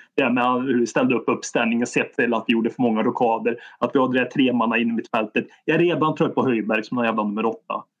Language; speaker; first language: Swedish; native; Swedish